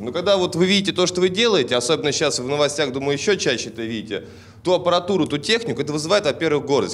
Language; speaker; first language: Russian; native; Russian